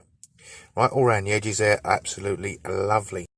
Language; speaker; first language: English; native; English